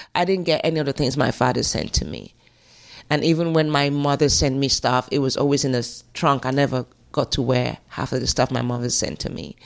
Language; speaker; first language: English; native; English